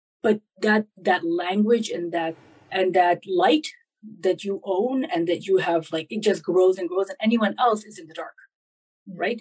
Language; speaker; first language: English; native; English